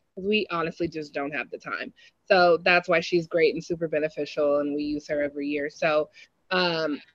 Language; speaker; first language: English; native; English